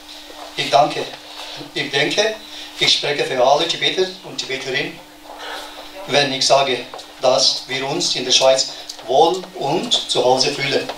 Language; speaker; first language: German; non-native, learner; Tibetan